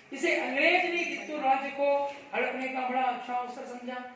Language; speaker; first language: Hindi; non-native, local second language; Kannada